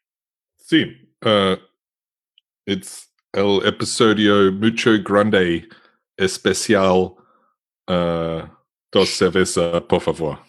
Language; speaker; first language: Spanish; non-native, learner; English